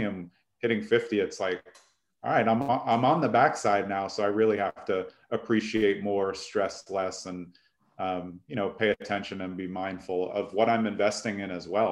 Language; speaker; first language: English; native; English